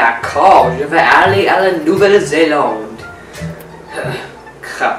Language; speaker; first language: French; non-native, learner; English